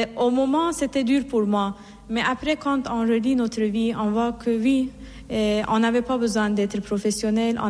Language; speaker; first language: French; non-native, fluent; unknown